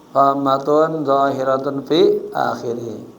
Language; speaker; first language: Arabic; non-native, fluent; Indonesian